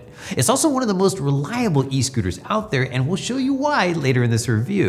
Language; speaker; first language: English; native; English